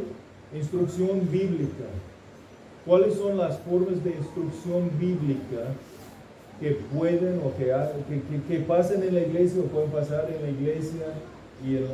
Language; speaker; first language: Spanish; non-native, fluent; English